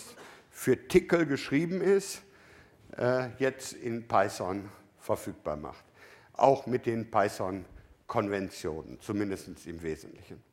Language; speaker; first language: German; native; German